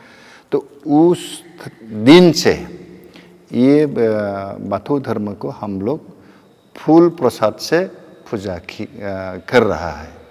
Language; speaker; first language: Hindi; non-native, local second language; Bodo